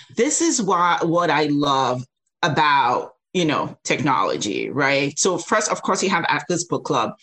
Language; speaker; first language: English; non-native, local second language; Yoruba